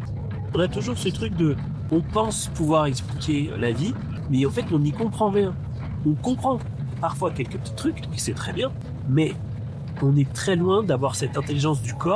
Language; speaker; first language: French; native; French